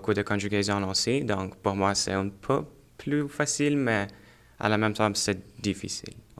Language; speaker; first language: French; non-native, learner; Russian